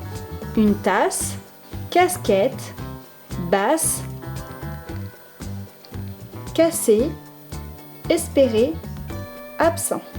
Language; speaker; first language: French; native; French